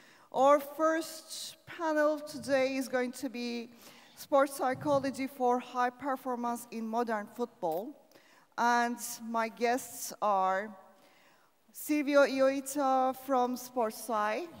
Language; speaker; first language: English; non-native, fluent; Turkish